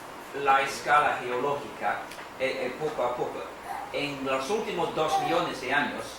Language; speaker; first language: Spanish; non-native, fluent; English